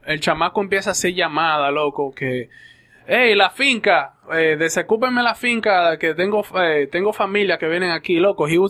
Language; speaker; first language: Spanish; early bilingual, other home language; English